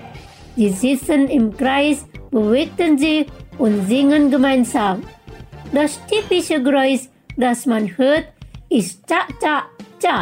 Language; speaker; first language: German; non-native, fluent; Indonesian